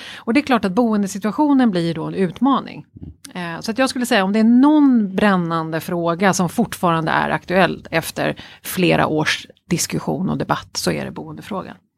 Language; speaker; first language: Swedish; native; Swedish